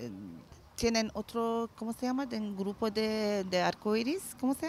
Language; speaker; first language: Spanish; non-native, learner; Persian